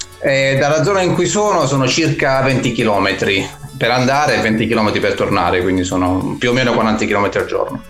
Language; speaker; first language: Italian; native; Italian